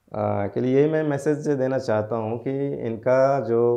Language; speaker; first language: Hindi; native; Hindi